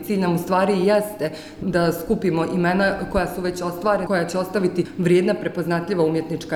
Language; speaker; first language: Croatian; native; Croatian